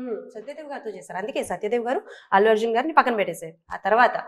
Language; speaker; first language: Telugu; native; Telugu